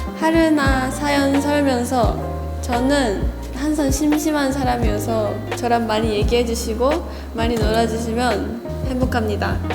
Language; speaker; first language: Korean; non-native, fluent; Japanese